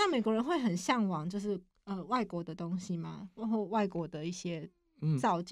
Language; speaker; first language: Chinese; native; Chinese